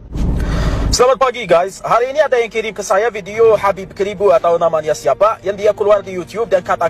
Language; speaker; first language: Indonesian; non-native, fluent; Arabic